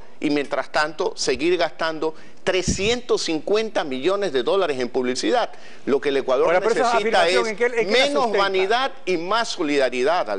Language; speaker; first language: Spanish; native; Spanish